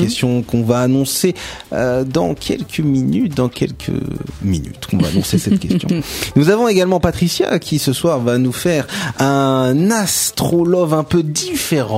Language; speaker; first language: French; native; French